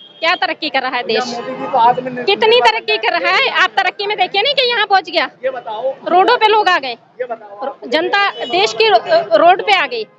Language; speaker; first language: Hindi; native; Hindi